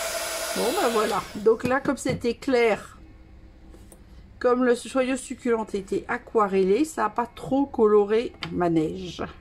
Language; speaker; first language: French; native; French